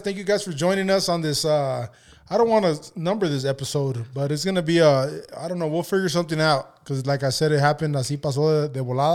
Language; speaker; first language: English; early bilingual, other home language; Spanish